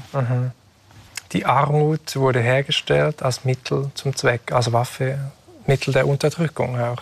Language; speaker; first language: German; native; German